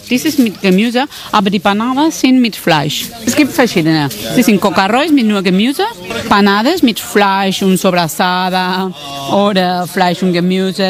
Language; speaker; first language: German; non-native, fluent; Catalan